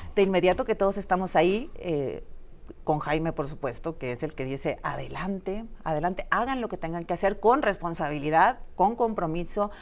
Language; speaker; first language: Spanish; native; Spanish